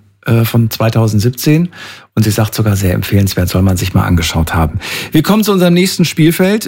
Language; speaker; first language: German; native; German